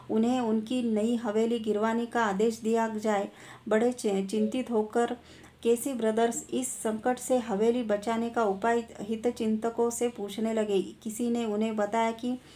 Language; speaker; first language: Hindi; non-native, local second language; Marathi